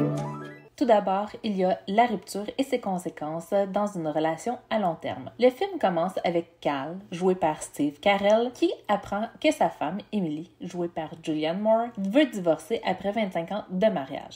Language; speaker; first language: French; native; French